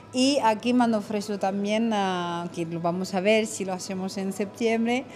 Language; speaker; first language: Spanish; non-native, fluent; French